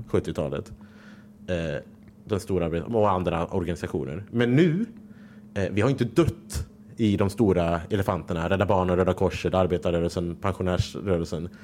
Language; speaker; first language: Swedish; native; Swedish